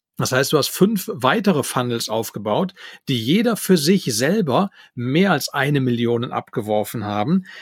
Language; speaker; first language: German; native; German